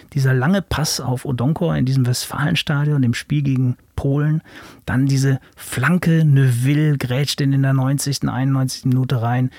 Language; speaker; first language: German; native; German